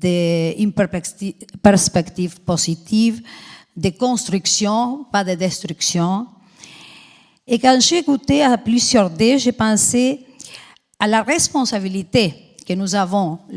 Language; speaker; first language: French; non-native, fluent; Spanish